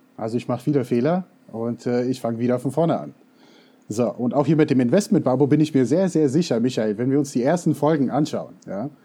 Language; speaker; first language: German; non-native, fluent; English